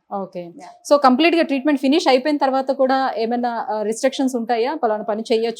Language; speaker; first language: Telugu; native; Telugu